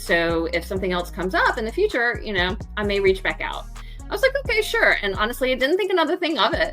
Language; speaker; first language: English; native; English